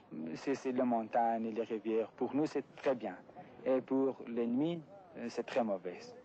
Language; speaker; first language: French; non-native, learner; Persian